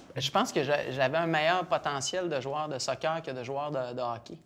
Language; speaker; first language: French; native; French